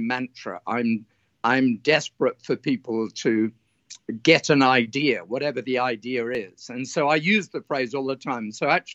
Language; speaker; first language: English; native; English